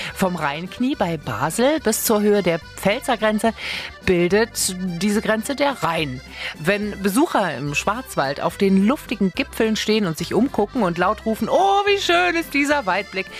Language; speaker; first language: German; native; German